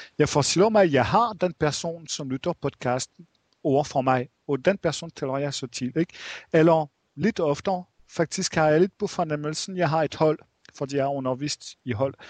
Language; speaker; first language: Danish; non-native, fluent; French